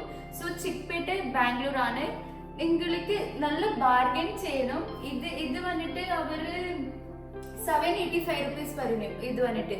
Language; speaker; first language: Malayalam; non-native, local second language; Kannada